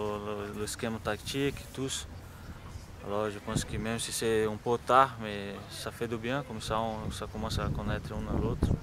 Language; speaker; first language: French; non-native, fluent; Portuguese